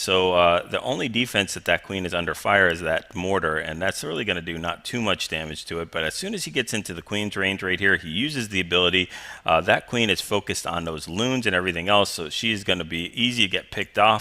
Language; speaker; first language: English; native; English